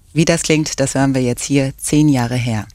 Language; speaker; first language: German; native; German